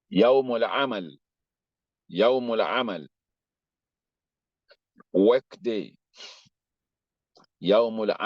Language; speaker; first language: Arabic; non-native, fluent; English